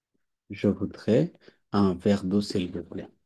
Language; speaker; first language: French; non-native, fluent; Bangla